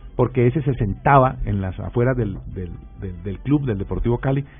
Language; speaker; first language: Spanish; native; Spanish